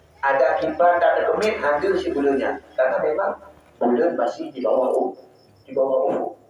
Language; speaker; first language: Malay; non-native, local second language; Achinese